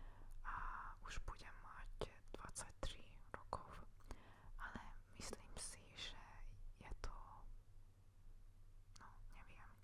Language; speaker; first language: Slovak; non-native, local second language; Hungarian